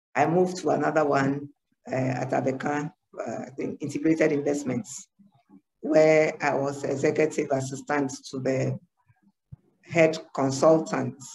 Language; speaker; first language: English; non-native, local second language; Ewe